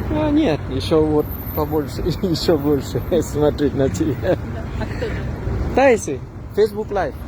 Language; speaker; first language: Russian; non-native, fluent; Thai